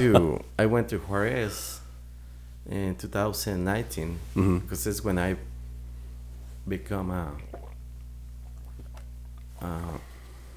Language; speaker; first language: English; non-native, fluent; Spanish